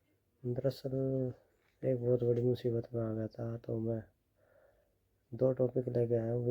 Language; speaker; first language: Hindi; native; Hindi